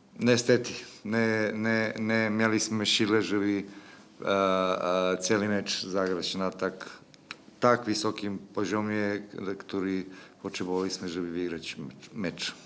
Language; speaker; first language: Polish; non-native, learner; Serbian